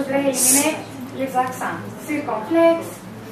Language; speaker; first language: French; non-native, learner; Romanian